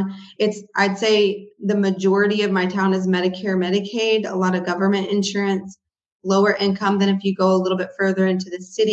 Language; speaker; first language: English; native; English